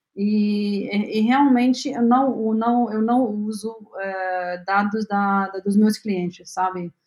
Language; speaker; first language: Portuguese; non-native, fluent; Arabic